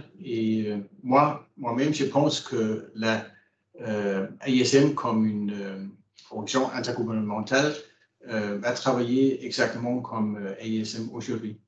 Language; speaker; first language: French; non-native, fluent; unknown